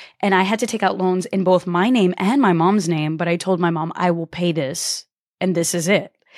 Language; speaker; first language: English; early bilingual, other home language; Portuguese